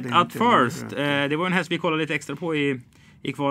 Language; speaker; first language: Swedish; native; Swedish